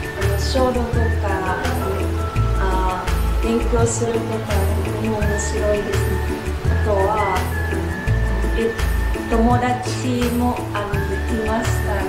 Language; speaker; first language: Japanese; non-native, learner; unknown